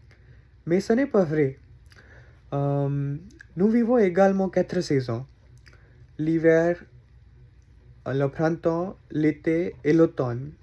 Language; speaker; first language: French; non-native, learner; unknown